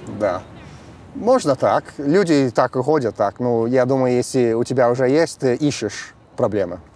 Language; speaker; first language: Russian; early bilingual, heritage; English